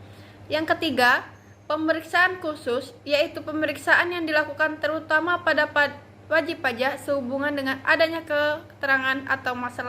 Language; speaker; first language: Indonesian; native; Indonesian